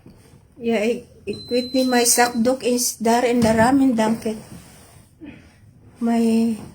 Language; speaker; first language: Dutch; non-native, learner; Filipino